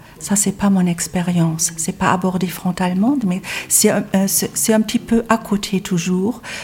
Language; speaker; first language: French; non-native, fluent; German